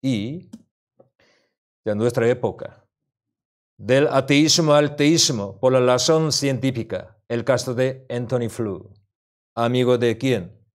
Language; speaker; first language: Spanish; non-native, learner; Korean